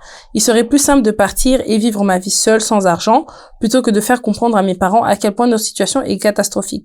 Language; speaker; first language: French; native; French